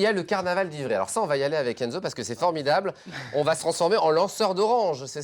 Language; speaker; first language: French; native; French